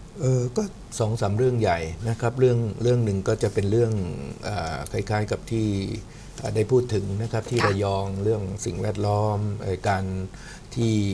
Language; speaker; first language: Thai; native; Thai